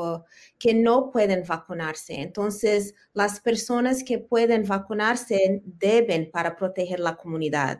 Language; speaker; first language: Spanish; early bilingual, heritage; Spanish